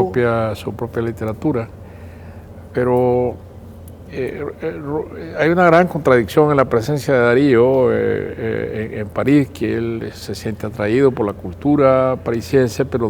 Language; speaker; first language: Spanish; native; Spanish